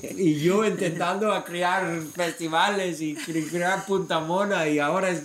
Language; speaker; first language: Spanish; non-native, fluent; English